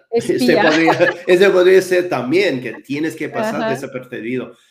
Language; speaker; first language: Spanish; non-native, fluent; English